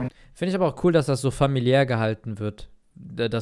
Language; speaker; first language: German; native; German